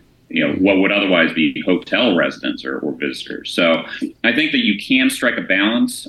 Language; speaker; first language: English; native; English